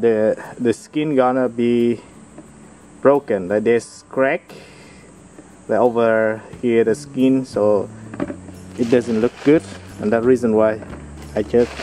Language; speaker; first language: English; non-native, fluent; Vietnamese